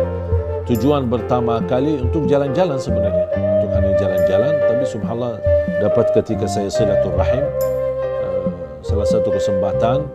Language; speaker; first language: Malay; non-native, fluent; Arabic